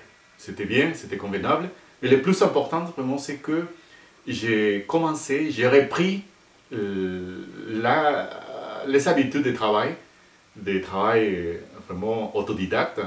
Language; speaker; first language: French; non-native, fluent; Spanish